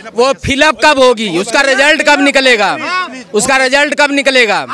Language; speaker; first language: Hindi; native; Hindi